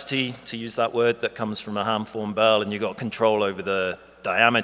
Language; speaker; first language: English; native; English